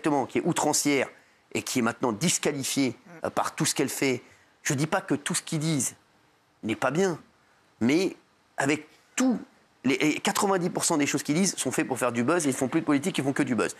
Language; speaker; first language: French; native; French